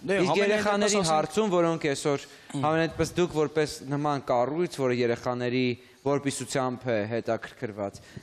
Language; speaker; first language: Armenian; native; Armenian